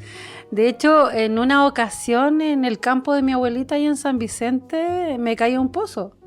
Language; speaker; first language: Spanish; native; Spanish